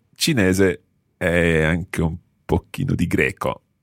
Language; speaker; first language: Italian; non-native, fluent; English